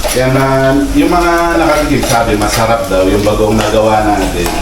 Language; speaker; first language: Filipino; native; Filipino